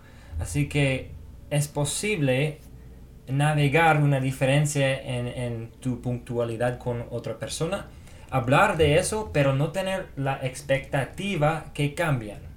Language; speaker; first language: Spanish; non-native, fluent; English